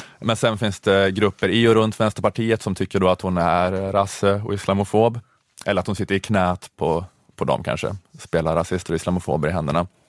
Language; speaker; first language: Swedish; native; Swedish